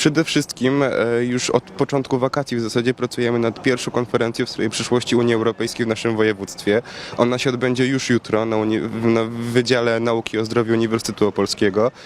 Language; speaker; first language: Polish; native; Polish